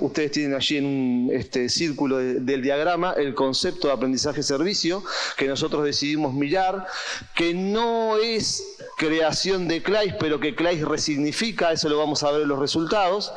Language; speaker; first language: Spanish; native; Spanish